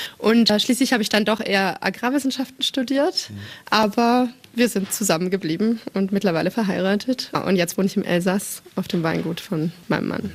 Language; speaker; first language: German; native; German